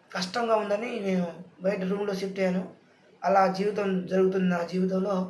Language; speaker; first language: Telugu; non-native, local second language; Lambadi